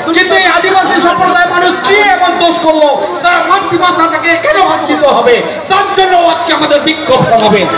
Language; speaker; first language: Bangla; non-native, local second language; Santali